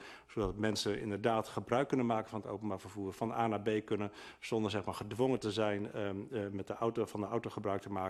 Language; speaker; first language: Dutch; native; Dutch